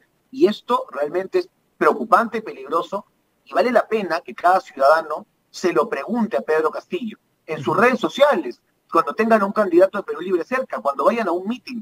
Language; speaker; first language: Spanish; native; Spanish